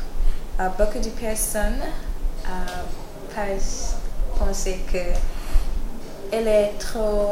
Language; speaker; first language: French; non-native, learner; English